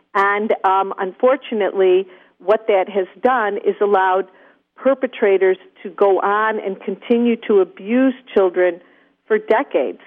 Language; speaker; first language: English; native; English